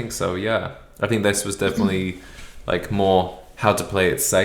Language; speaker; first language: English; native; English